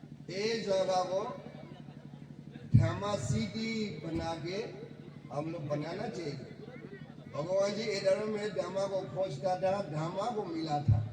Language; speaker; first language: Hindi; non-native, fluent; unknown